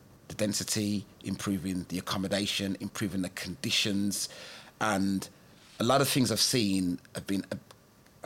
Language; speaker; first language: English; native; English